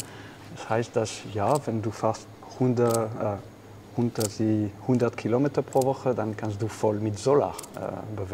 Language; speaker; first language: German; non-native, fluent; French